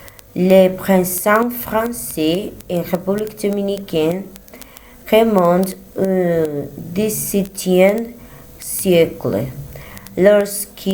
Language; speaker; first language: French; non-native, learner; Spanish